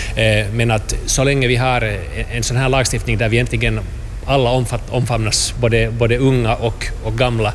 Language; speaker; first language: Swedish; native; Swedish